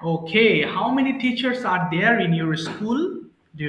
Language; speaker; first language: English; non-native, fluent; Bangla